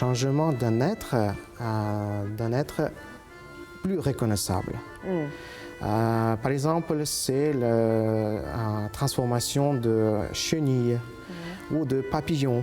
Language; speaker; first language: French; non-native, fluent; Uzbek